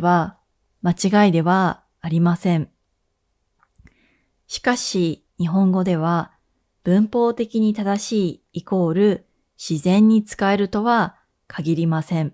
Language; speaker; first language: Japanese; native; Japanese